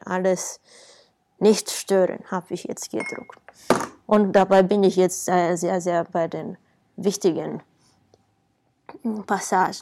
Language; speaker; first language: German; non-native, fluent; Japanese